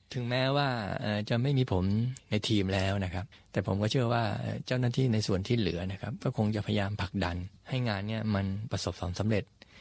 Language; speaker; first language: Thai; native; Thai